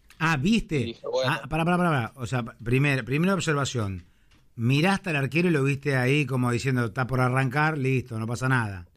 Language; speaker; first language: Spanish; native; Spanish